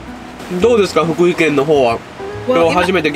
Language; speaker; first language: Japanese; native; Japanese